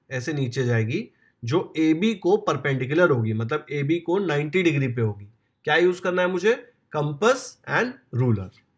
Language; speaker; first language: Hindi; non-native, local second language; Marathi